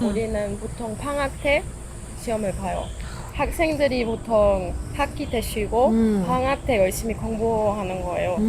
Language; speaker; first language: Korean; non-native, fluent; German